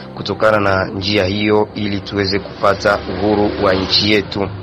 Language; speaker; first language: Swahili; native; Swahili